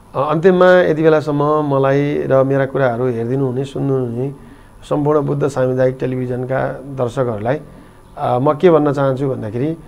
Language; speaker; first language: Nepali; native; Nepali